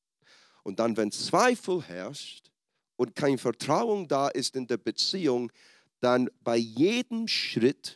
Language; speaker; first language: German; non-native, fluent; English